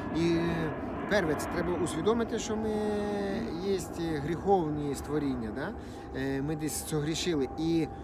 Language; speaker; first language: Ukrainian; non-native, local second language; Russian